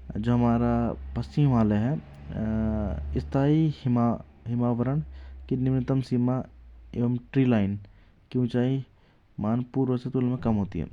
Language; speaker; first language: Hindi; native; Hindi